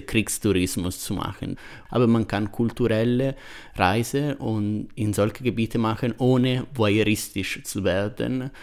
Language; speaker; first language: German; non-native, fluent; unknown